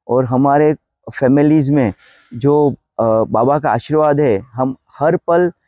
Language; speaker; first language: Hindi; non-native, local second language; Gujarati